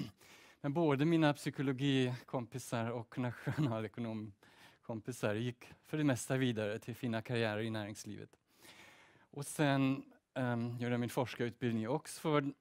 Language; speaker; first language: Swedish; early bilingual, heritage; Swedish